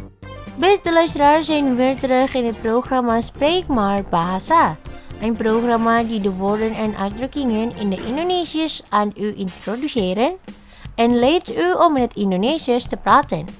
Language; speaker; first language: Dutch; non-native, fluent; Indonesian